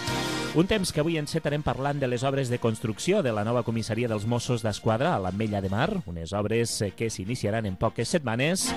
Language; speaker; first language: Catalan; native; Catalan